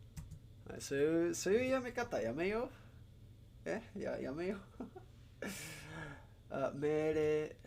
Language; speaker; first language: Japanese; non-native, learner; English